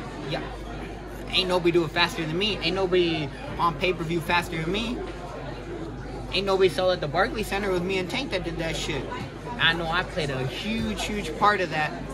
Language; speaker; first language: English; early bilingual, other home language; Spanish